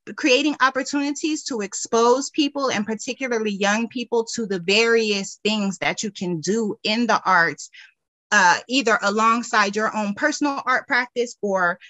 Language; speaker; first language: English; native; English